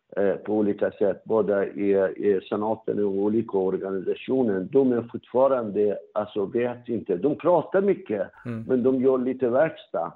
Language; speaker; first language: Swedish; non-native, fluent; Persian